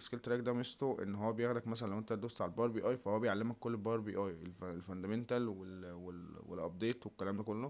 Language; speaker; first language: Arabic; native; Arabic